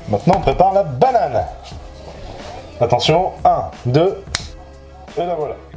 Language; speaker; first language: French; native; French